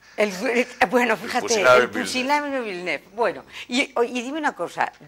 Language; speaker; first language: Spanish; native; Spanish